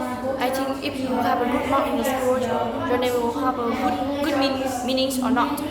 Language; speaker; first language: English; non-native, learner; Vietnamese